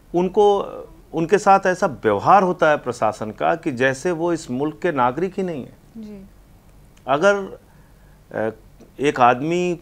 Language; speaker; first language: Hindi; native; Hindi